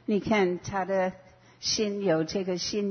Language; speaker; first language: Chinese; non-native, fluent; English